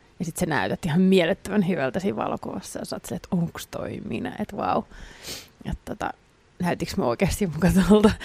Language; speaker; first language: Finnish; native; Finnish